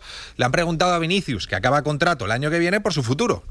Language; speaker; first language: Spanish; native; Spanish